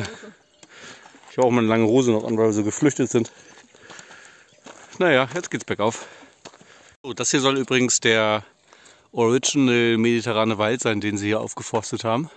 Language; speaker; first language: German; native; German